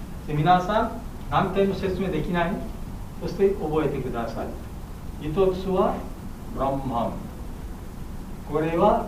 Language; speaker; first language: Japanese; non-native, learner; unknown